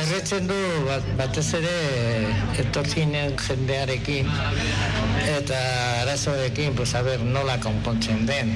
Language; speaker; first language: Basque; non-native, local second language; Spanish